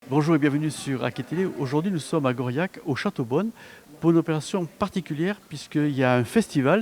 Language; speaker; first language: French; native; French